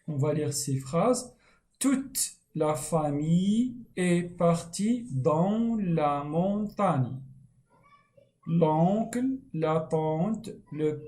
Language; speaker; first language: French; non-native, local second language; Arabic